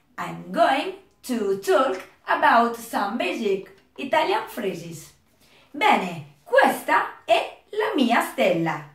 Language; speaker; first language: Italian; native; Italian